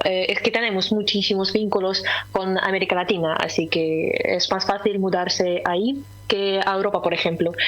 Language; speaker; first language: Spanish; non-native, fluent; Russian